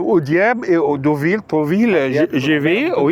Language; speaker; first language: French; non-native, fluent; Arabic